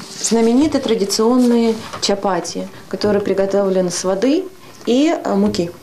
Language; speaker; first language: Russian; non-native, fluent; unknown